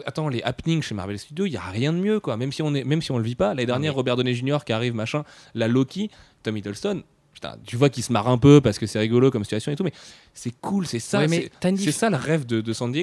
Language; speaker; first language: French; native; French